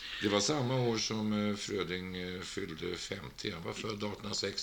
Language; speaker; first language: Swedish; native; Swedish